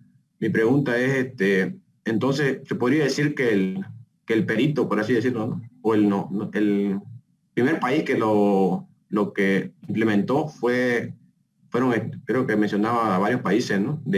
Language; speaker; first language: Spanish; native; Spanish